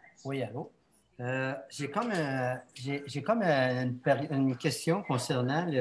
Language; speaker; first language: French; native; French